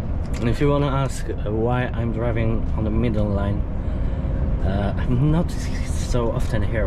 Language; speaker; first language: English; non-native, fluent; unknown